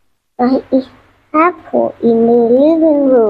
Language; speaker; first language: English; non-native, learner; Vietnamese